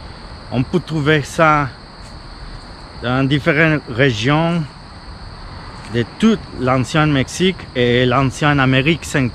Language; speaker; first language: French; non-native, fluent; Spanish